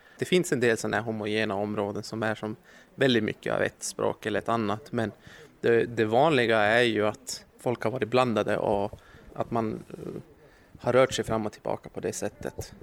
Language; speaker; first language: Swedish; native; Swedish